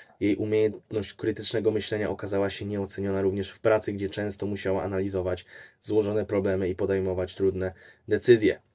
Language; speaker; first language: Polish; native; Polish